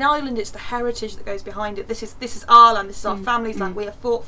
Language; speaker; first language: English; native; English